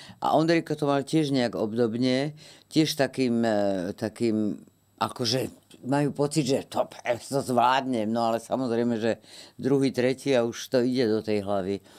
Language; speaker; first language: Slovak; native; Slovak